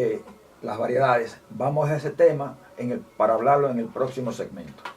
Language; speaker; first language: Spanish; native; Spanish